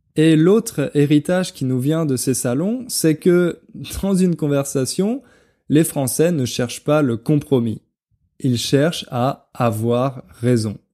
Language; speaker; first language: French; native; French